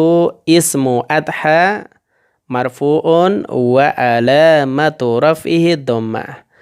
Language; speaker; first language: Arabic; non-native, fluent; Indonesian